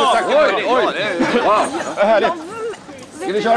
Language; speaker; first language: Swedish; native; Swedish